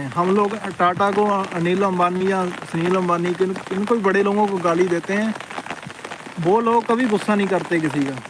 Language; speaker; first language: Hindi; non-native, local second language; Punjabi